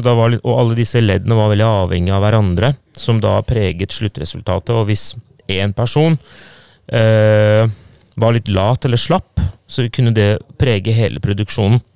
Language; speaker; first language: Norwegian; non-native, fluent; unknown